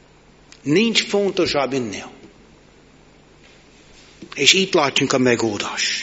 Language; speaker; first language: Hungarian; non-native, learner; English